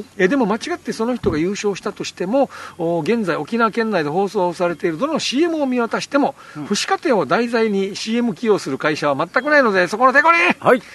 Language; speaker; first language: Japanese; native; Japanese